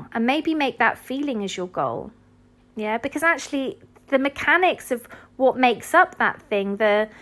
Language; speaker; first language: English; native; English